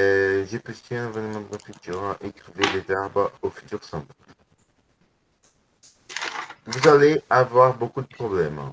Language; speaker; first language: French; non-native, learner; Portuguese